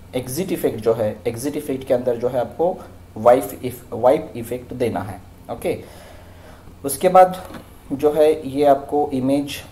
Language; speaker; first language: Hindi; non-native, local second language; Marathi